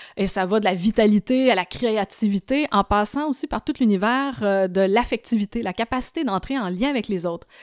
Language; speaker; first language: French; native; French